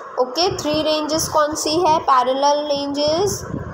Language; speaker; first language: Hindi; native; Hindi